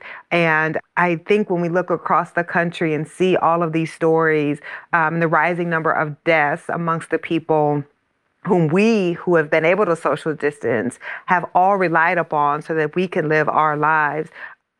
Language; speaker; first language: English; native; English